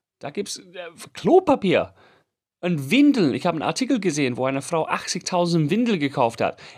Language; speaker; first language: German; non-native, fluent; English